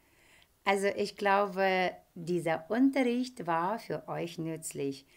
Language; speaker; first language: German; non-native, fluent; Ukrainian